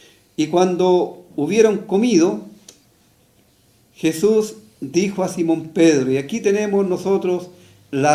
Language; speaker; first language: Spanish; native; Spanish